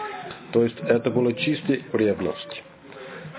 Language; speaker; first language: Russian; non-native, learner; English